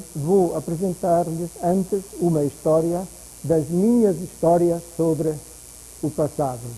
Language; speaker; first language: Portuguese; non-native, fluent; German